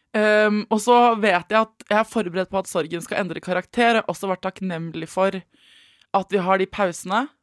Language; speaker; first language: Norwegian; native; Norwegian